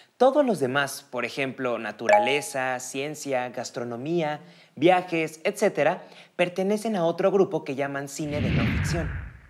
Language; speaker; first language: Spanish; native; Spanish